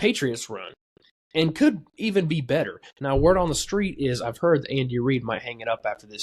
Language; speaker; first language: English; native; English